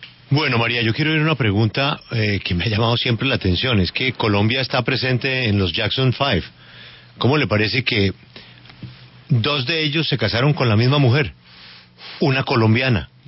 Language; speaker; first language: Spanish; native; Spanish